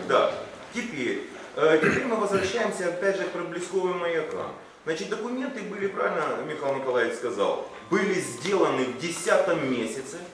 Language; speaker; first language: Russian; non-native, local second language; Ukrainian